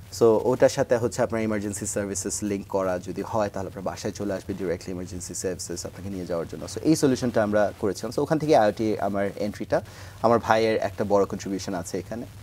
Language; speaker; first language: Bangla; native; Bangla